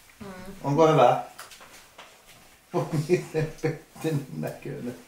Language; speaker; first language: Finnish; non-native, local second language; Swedish